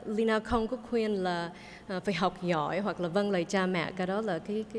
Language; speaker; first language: Vietnamese; early bilingual, heritage; Vietnamese